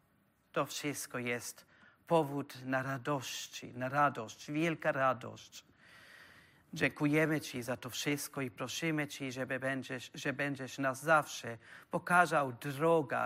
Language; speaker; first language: Polish; non-native, learner; German